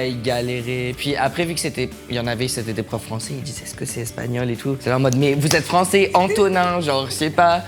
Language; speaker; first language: French; early bilingual, heritage; French